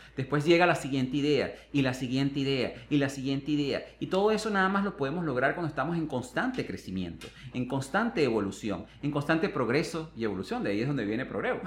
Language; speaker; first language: Spanish; native; Spanish